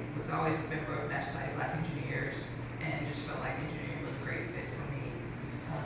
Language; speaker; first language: English; native; English